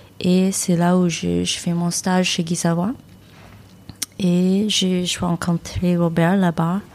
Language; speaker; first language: French; non-native, learner; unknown